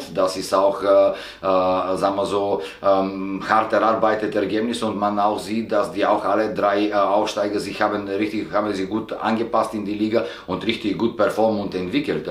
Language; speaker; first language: German; non-native, fluent; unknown